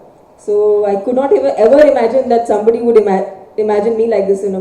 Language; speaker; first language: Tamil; non-native, learner; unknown